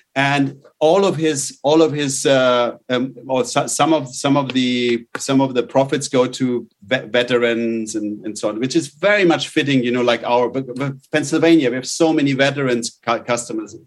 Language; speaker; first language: English; non-native, fluent; German